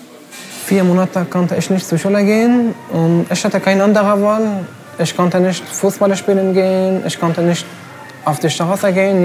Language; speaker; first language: German; non-native, learner; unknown